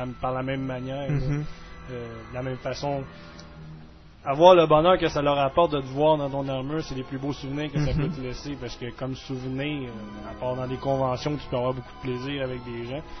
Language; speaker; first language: French; native; French